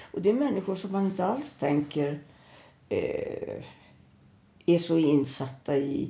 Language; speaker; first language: Swedish; native; Swedish